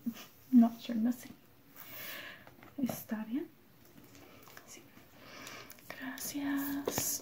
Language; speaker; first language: Spanish; non-native, learner; English